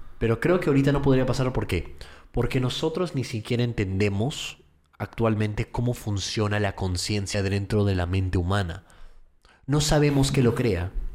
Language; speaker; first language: Spanish; early bilingual, heritage; Spanish